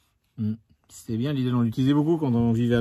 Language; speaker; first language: French; native; French